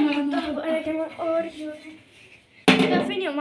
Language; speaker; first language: Arabic; native; Arabic